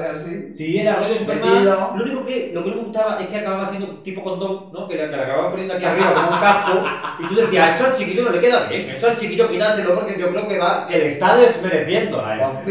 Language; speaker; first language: Spanish; native; Spanish